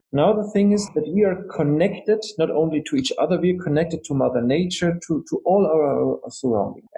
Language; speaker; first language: English; non-native, fluent; German